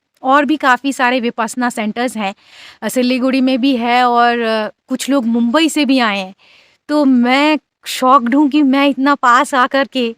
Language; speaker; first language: Hindi; native; Hindi